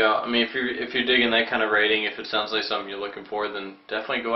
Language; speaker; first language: English; native; English